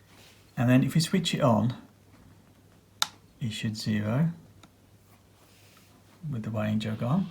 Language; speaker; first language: English; native; English